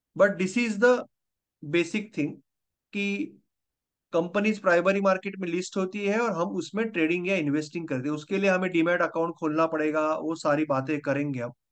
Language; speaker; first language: Hindi; non-native, local second language; Marathi